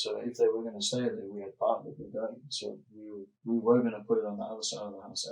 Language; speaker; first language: English; native; English